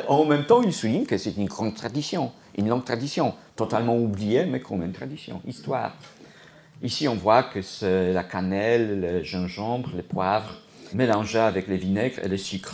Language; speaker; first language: French; non-native, fluent; Polish